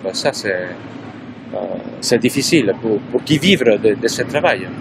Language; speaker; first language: French; non-native, fluent; Italian